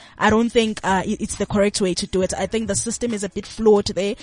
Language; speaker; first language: English; non-native, local second language; Zulu